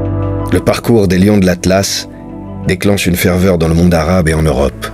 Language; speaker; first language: French; native; French